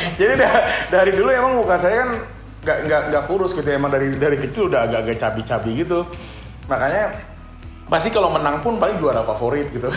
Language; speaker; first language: Indonesian; non-native, local second language; Banjar